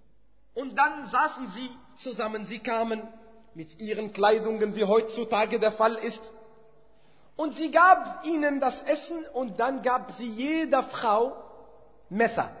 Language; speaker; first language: German; non-native, fluent; Arabic